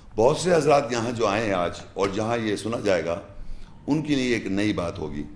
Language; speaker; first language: Urdu; native; Urdu